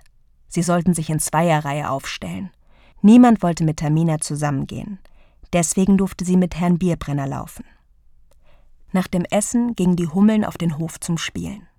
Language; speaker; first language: German; native; German